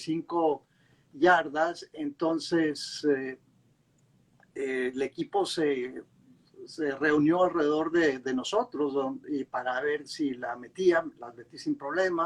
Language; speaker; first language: Spanish; native; Spanish